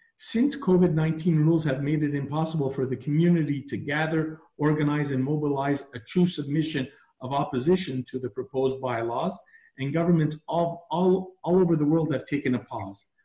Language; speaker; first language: English; native; English